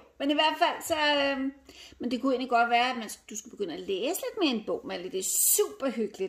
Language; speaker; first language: Danish; native; Danish